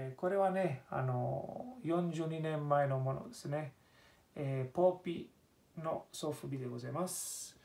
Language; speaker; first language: Japanese; non-native, fluent; Italian